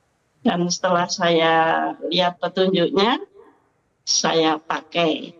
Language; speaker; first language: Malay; non-native, local second language; Javanese